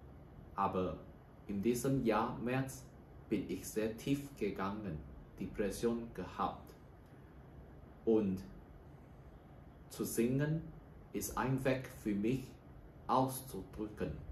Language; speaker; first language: German; non-native, learner; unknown